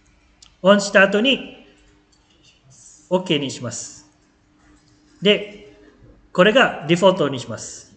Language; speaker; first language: Japanese; non-native, fluent; Malay